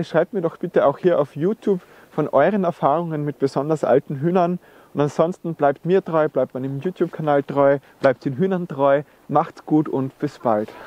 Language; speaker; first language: German; native; German